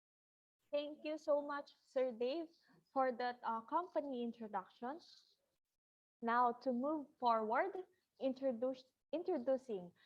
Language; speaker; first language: English; non-native, local second language; Filipino